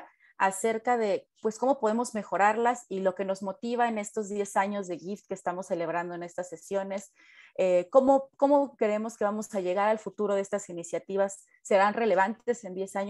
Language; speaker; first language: Spanish; native; Spanish